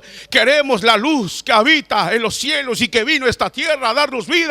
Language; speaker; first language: Spanish; native; Spanish